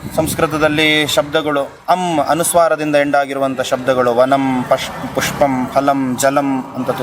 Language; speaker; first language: Kannada; native; Kannada